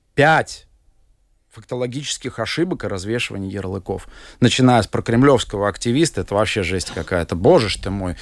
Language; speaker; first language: Russian; native; Russian